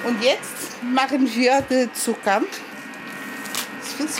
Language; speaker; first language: German; non-native, learner; Portuguese